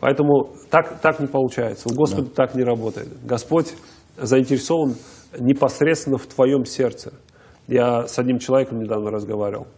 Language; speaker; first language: Russian; native; Russian